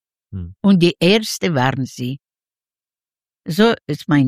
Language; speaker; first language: German; non-native, learner; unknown